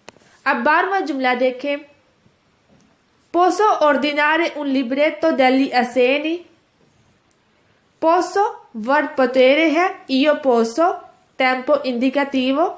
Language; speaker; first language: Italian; non-native, fluent; Urdu